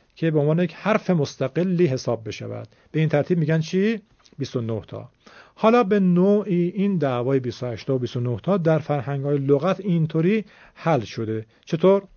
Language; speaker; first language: Persian; native; Persian